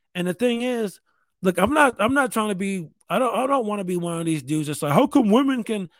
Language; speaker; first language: English; native; English